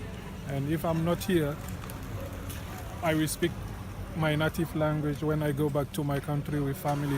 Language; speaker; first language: English; non-native, fluent; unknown